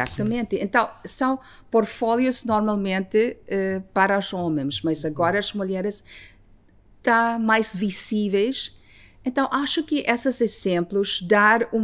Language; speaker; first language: Portuguese; non-native, fluent; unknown